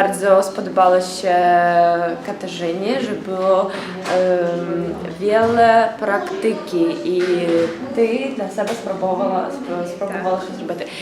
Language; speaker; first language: Polish; non-native, learner; Ukrainian